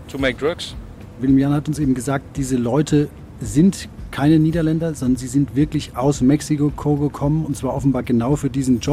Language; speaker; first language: German; native; German